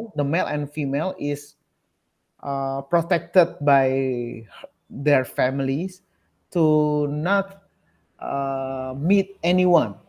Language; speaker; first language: English; non-native, learner; Indonesian